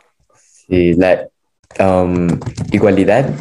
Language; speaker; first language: Spanish; non-native, fluent; English